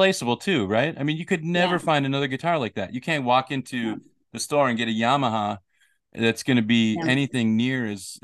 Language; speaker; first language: English; native; English